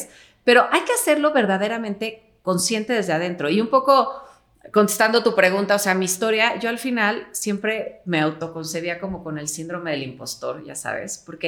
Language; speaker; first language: Spanish; native; Spanish